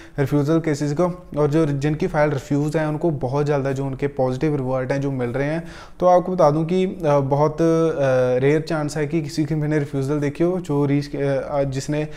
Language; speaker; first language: Hindi; non-native, local second language; Punjabi